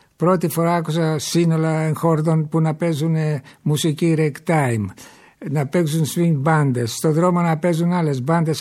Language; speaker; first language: Greek; early bilingual, heritage; Greek